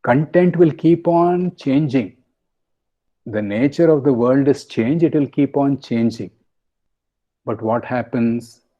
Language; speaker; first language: English; non-native, local second language; Kannada